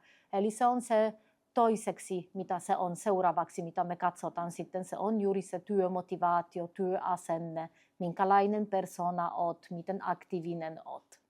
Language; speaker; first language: Finnish; non-native, fluent; Polish